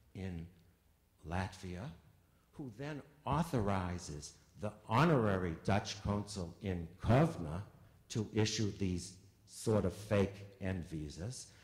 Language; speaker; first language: English; native; English